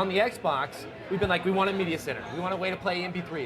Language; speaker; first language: English; native; English